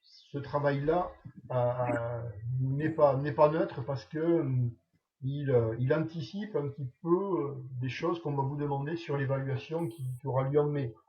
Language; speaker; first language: French; native; French